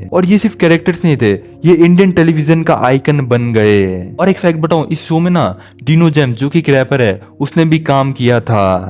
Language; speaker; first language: Hindi; non-native, local second language; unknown